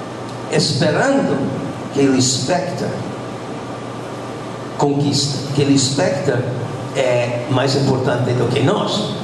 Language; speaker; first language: Portuguese; non-native, fluent; English